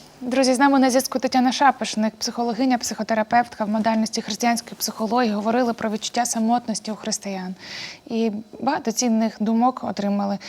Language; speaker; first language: Ukrainian; native; Ukrainian